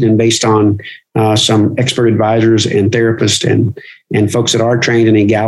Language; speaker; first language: English; native; English